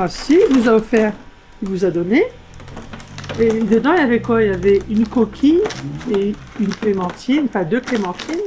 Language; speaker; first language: French; native; French